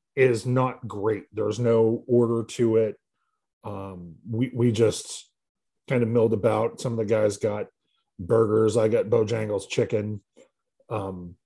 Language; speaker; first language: English; native; English